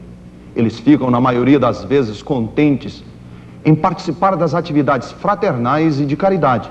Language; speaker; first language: Portuguese; native; Portuguese